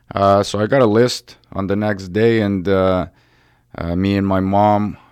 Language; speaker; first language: English; early bilingual, other home language; Ukrainian